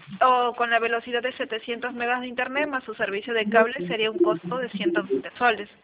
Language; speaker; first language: Spanish; native; Spanish